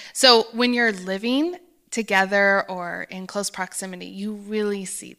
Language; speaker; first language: English; native; English